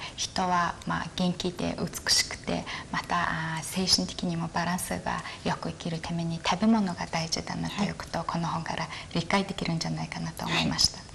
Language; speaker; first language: Japanese; non-native, fluent; Mongolian